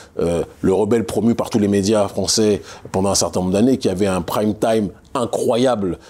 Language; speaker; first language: French; native; French